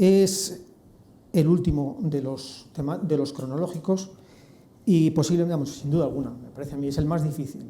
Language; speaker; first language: Spanish; native; Spanish